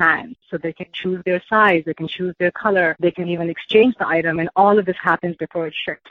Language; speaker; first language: English; non-native, local second language; Hindi